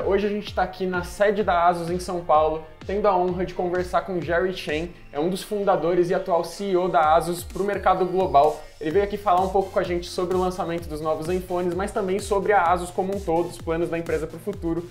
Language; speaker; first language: Portuguese; native; Portuguese